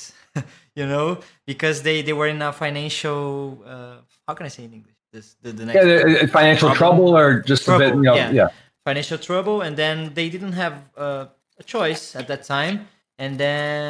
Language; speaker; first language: English; non-native, fluent; Portuguese